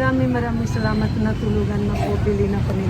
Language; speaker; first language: Filipino; non-native, learner; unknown